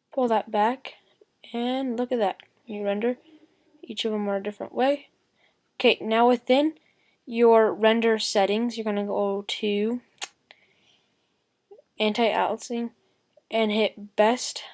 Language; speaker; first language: English; native; English